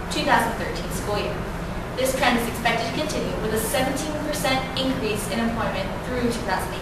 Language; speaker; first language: English; native; English